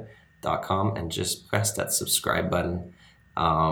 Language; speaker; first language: English; early bilingual, other home language; French